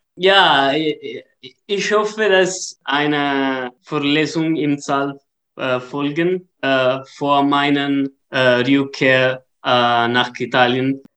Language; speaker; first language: German; non-native, learner; Italian